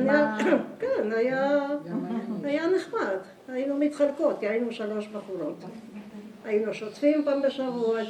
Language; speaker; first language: Hebrew; non-native, fluent; Spanish